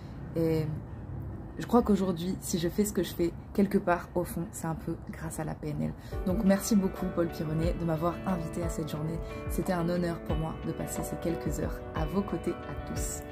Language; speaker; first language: French; native; French